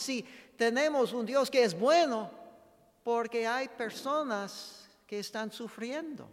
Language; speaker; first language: Spanish; non-native, fluent; English